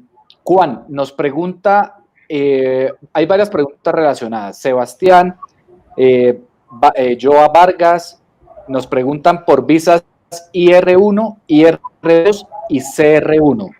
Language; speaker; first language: Spanish; native; Spanish